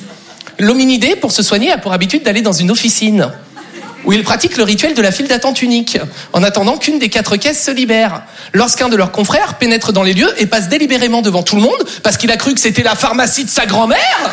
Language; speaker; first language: French; native; French